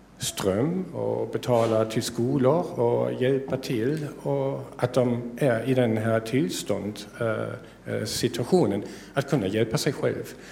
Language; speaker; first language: Swedish; non-native, fluent; German